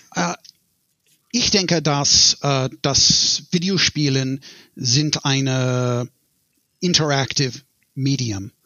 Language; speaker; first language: German; non-native, learner; English